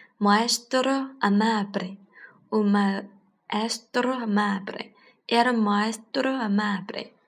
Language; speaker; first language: Spanish; non-native, learner; Chinese